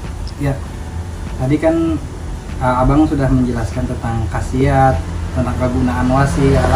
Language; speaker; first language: Indonesian; non-native, local second language; Banjar